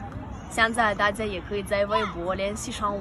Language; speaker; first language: Chinese; non-native, fluent; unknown